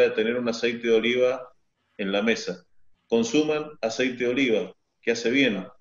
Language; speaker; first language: Spanish; native; Spanish